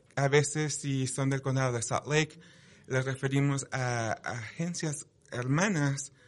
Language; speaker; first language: Spanish; early bilingual, heritage; Spanish